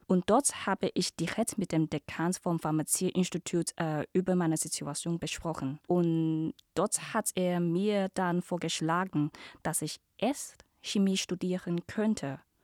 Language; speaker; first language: German; non-native, fluent; Cantonese